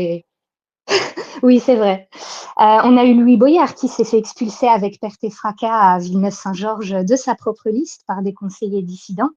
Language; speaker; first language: French; native; French